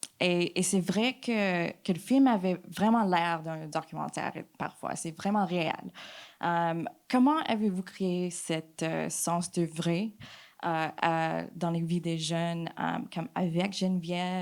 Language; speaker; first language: French; non-native, fluent; English